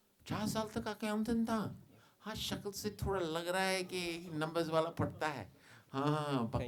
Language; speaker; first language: Hindi; non-native, fluent; English